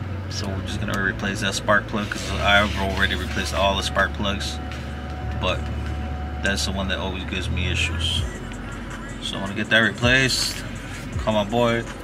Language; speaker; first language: English; early bilingual, other home language; Spanish